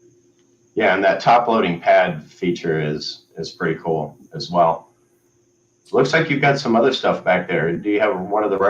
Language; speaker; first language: English; native; English